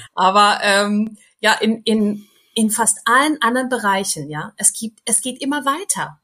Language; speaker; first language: German; non-native, fluent; English